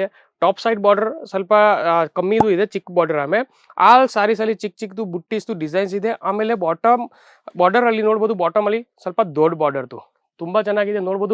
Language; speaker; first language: Kannada; non-native, local second language; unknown